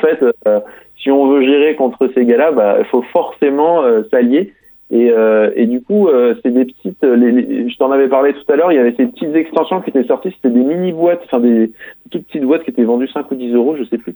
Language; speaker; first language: French; native; French